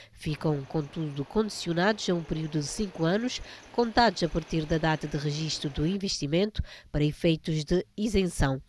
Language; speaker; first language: Portuguese; non-native, local second language; Kabuverdianu